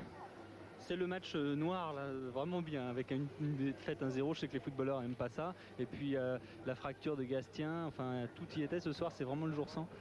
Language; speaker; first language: French; native; French